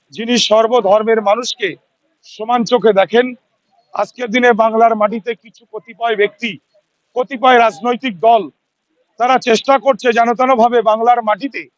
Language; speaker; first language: Bangla; native; Bangla